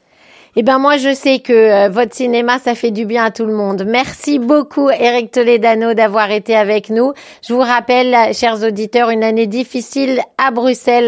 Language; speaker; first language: French; native; French